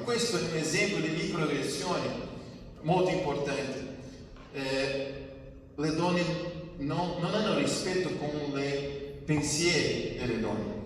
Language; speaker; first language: Italian; non-native, fluent; Portuguese